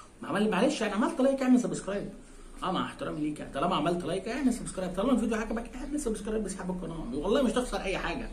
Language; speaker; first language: Arabic; native; Arabic